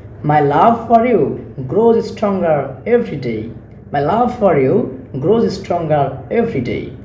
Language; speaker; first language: English; non-native, local second language; Bangla